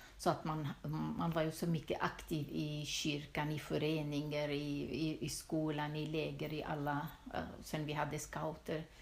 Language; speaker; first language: Swedish; non-native, fluent; Turoyo